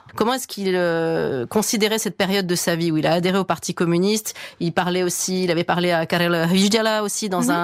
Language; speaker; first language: French; native; French